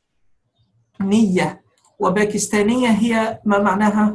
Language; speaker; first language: Arabic; non-native, fluent; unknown